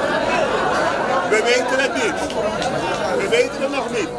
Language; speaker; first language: Dutch; native; Dutch